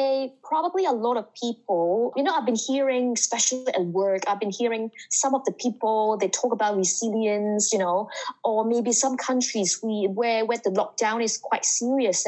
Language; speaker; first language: English; non-native, local second language; Cantonese